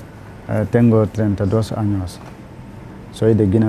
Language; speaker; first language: Spanish; non-native, learner; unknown